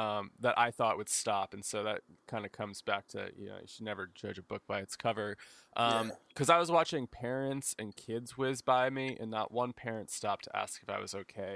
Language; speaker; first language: English; native; English